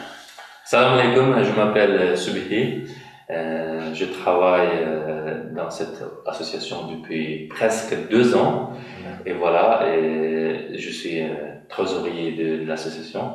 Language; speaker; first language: French; non-native, fluent; Uyghur